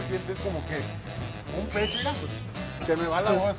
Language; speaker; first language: Spanish; native; Spanish